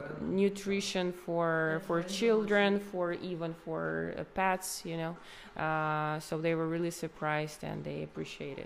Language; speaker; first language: English; non-native, fluent; Ukrainian